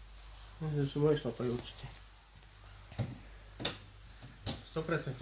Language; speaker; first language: German; non-native, learner; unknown